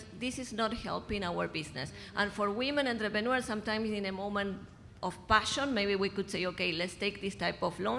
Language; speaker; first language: English; non-native, fluent; Spanish